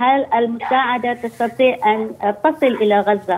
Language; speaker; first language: Arabic; non-native, fluent; Malay